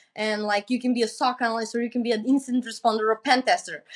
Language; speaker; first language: English; non-native, fluent; Macedonian